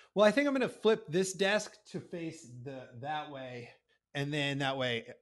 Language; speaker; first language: English; native; English